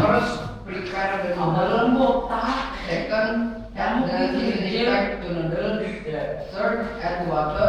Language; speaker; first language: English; non-native, learner; Indonesian